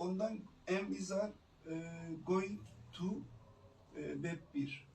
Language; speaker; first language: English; non-native, learner; Turkish